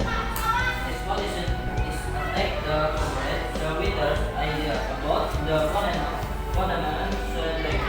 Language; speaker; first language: English; non-native, learner; Indonesian